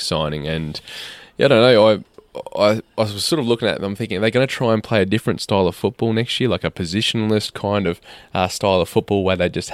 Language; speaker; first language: English; native; English